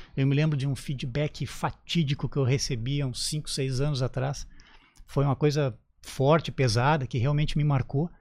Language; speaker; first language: Portuguese; native; Portuguese